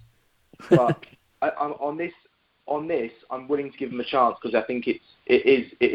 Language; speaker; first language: English; native; English